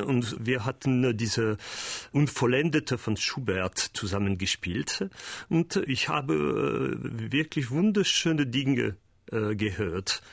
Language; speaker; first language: German; non-native, learner; French